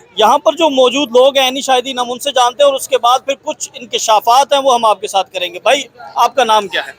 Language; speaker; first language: Urdu; native; Urdu